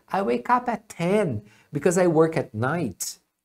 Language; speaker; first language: English; non-native, fluent; Portuguese